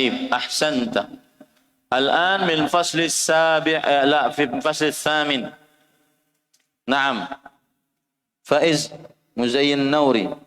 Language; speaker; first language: Arabic; non-native, fluent; Indonesian